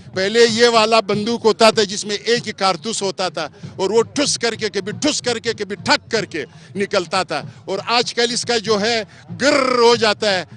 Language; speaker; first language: Urdu; non-native, local second language; Pashto